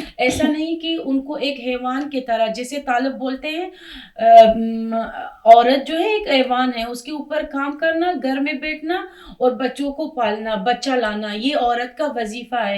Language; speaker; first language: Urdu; non-native, fluent; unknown